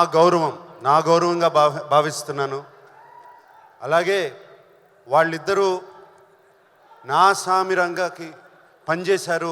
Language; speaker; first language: Telugu; native; Telugu